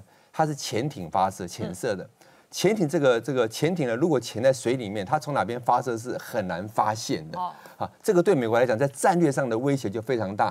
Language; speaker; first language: Chinese; native; Chinese